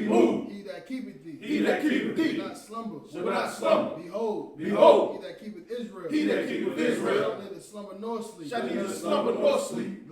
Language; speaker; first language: English; native; English